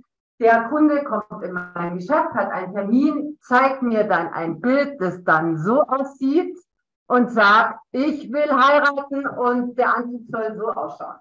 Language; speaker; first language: German; native; German